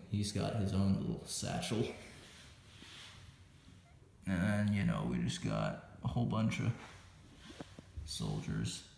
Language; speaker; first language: English; native; English